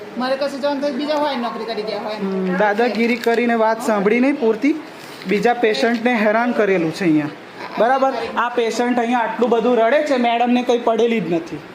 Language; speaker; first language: Gujarati; native; Gujarati